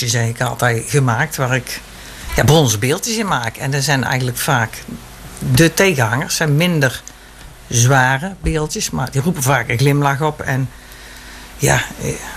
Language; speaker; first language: Dutch; native; Dutch